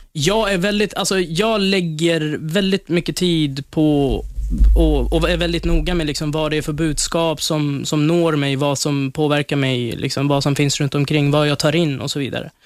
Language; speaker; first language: Swedish; non-native, fluent; Persian